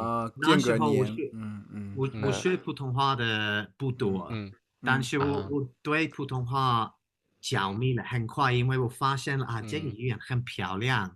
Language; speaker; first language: Chinese; non-native, fluent; English